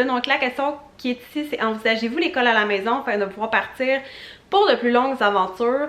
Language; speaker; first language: French; native; French